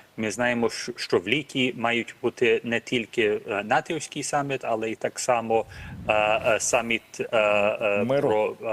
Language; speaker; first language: Ukrainian; early bilingual, heritage; Ukrainian